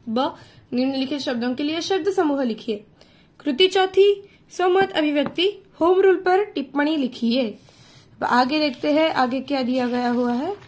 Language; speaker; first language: Hindi; non-native, local second language; Marathi